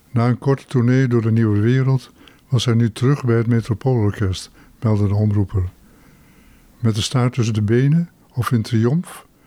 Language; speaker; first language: Dutch; early bilingual, heritage; Dutch